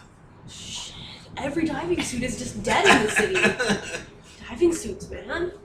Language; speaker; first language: English; native; English